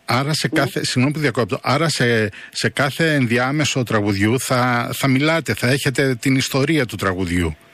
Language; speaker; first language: Greek; native; Greek